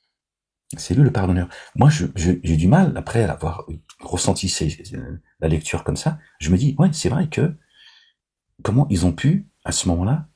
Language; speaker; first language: French; native; French